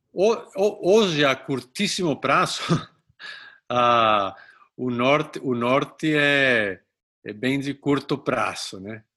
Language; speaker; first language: Portuguese; non-native, fluent; Spanish